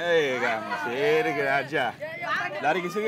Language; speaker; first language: Indonesian; non-native, learner; English